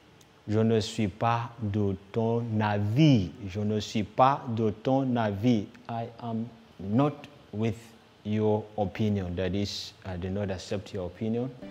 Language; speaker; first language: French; non-native, fluent; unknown